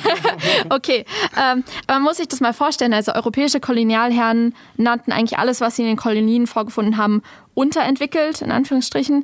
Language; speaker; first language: German; native; German